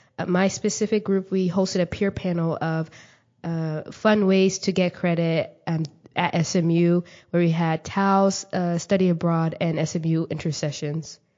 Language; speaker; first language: English; early bilingual, other home language; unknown